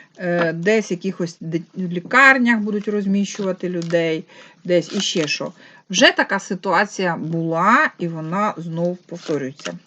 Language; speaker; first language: Ukrainian; non-native, local second language; Russian